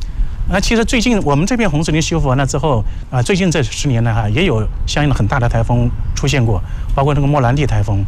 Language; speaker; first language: Chinese; native; Chinese